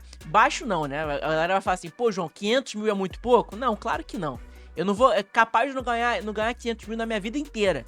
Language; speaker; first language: Portuguese; native; Portuguese